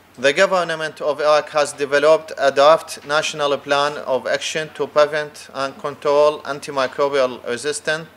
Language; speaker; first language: English; non-native, fluent; Arabic